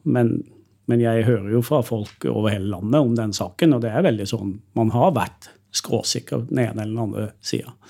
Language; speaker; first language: Norwegian; native; Norwegian